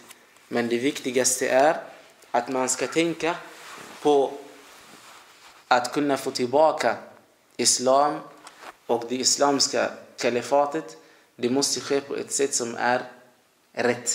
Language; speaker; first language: Swedish; early bilingual, other home language; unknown